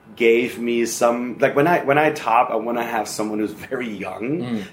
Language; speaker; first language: English; non-native, fluent; German